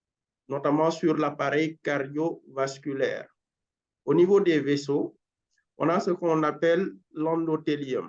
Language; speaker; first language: French; non-native, local second language; Wolof